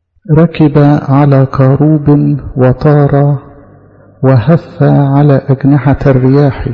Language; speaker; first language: Arabic; native; Arabic